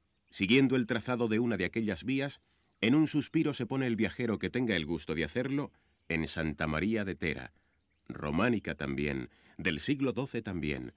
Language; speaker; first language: Spanish; native; Spanish